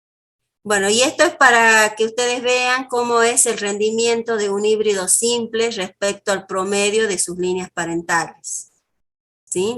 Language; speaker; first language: Spanish; native; Spanish